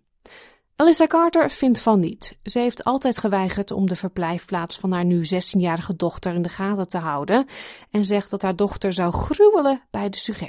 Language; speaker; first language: Dutch; native; Dutch